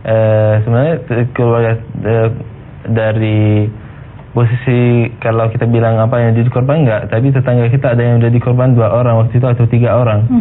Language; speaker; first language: Indonesian; non-native, fluent; Arabic